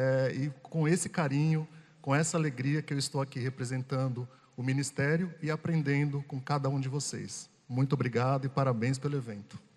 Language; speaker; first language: Portuguese; native; Portuguese